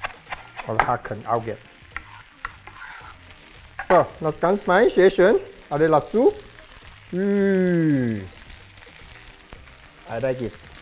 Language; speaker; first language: German; non-native, learner; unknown